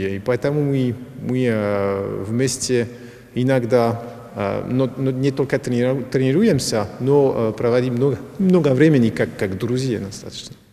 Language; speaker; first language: Russian; non-native, fluent; French